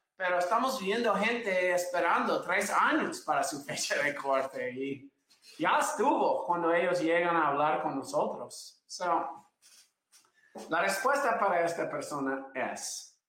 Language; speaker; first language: Spanish; non-native, fluent; English